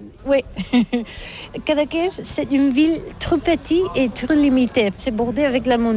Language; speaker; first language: French; non-native, learner; Catalan